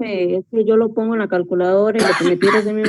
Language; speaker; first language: Spanish; native; Spanish